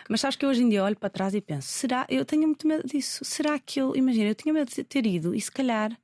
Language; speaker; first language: Portuguese; native; Portuguese